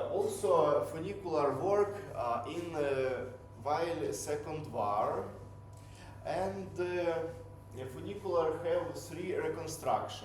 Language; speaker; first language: English; non-native, learner; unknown